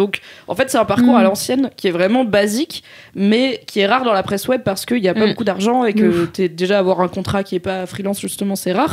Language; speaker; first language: French; native; French